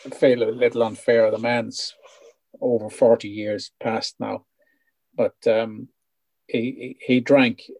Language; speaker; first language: English; native; English